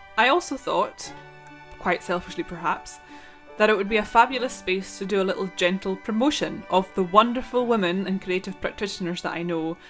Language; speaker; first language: English; non-native, local second language; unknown